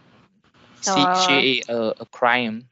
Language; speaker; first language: English; non-native, learner; Vietnamese